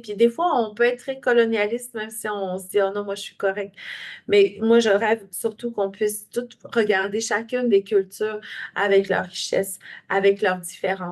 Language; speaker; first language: French; native; French